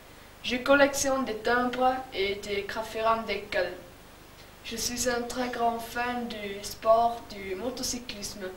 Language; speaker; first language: French; non-native, learner; German